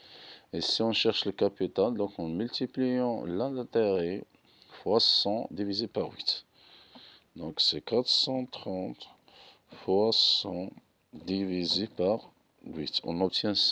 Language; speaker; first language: French; non-native, local second language; Arabic